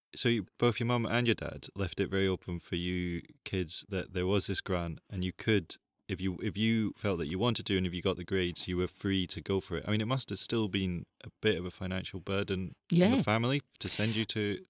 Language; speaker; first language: English; native; English